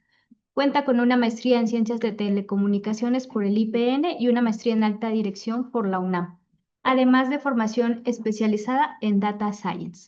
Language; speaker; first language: Spanish; native; Spanish